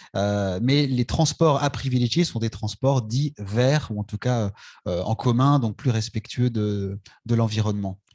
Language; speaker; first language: French; native; French